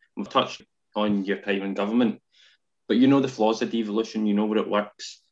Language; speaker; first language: English; native; English